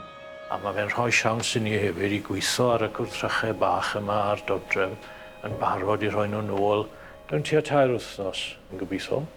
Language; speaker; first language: Welsh; native; Welsh